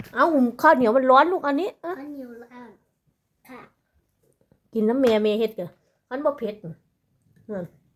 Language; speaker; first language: Thai; native; Thai